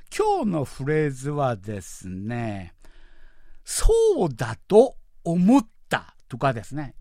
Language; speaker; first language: Japanese; non-native, fluent; Korean